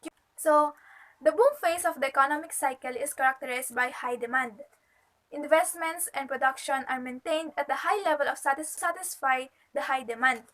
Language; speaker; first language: English; non-native, local second language; Filipino